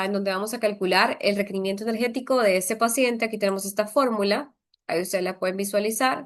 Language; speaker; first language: Spanish; native; Spanish